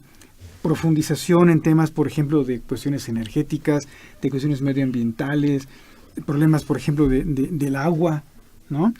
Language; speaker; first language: Spanish; native; Spanish